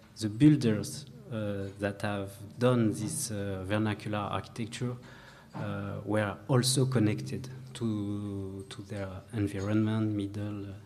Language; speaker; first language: English; non-native, learner; French